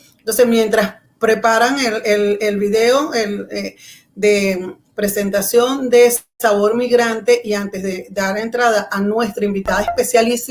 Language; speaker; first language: Spanish; native; Spanish